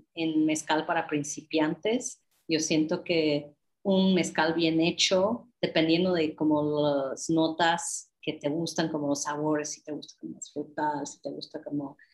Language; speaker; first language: Spanish; non-native, fluent; English